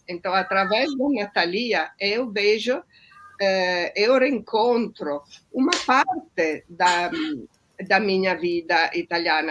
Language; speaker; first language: Portuguese; non-native, fluent; Italian